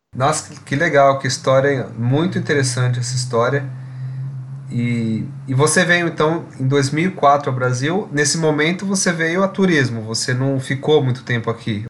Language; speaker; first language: Portuguese; native; Portuguese